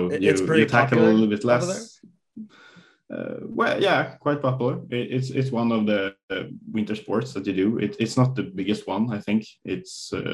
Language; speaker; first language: English; non-native, fluent; Swedish